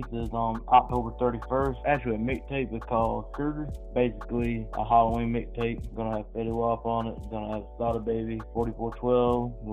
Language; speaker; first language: English; native; English